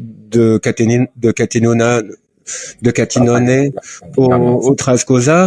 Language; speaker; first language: Spanish; non-native, learner; French